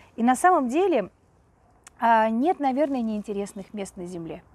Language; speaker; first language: Russian; native; Russian